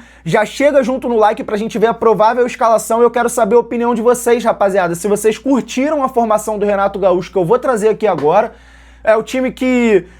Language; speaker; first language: Portuguese; native; Portuguese